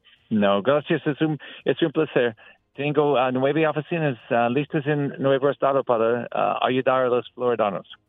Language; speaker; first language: Spanish; non-native, learner; English